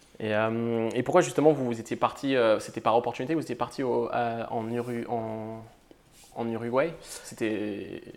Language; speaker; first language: French; native; French